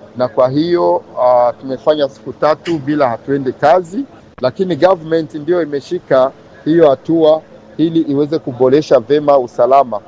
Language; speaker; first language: Swahili; non-native, local second language; Rundi